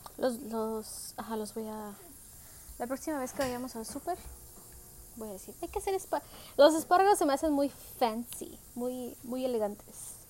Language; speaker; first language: Spanish; early bilingual, heritage; Spanish